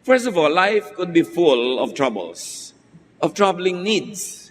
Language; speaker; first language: English; non-native, local second language; Filipino